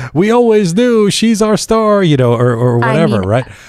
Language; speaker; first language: English; native; English